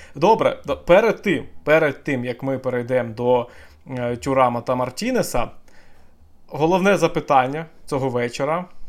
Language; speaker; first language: Ukrainian; native; Ukrainian